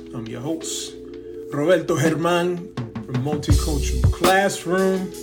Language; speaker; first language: English; early bilingual, other home language; Spanish